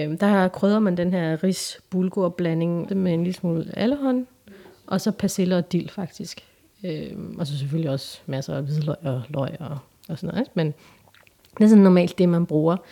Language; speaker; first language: Danish; early bilingual, other home language; Turkish